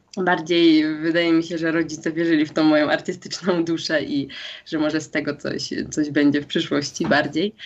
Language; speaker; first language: Polish; native; Polish